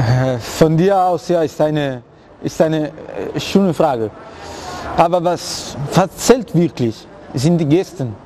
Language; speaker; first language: German; non-native, fluent; Italian